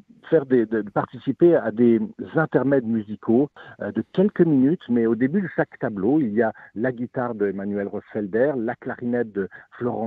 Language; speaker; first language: French; native; French